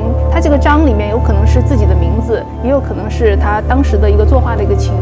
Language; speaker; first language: Chinese; native; Chinese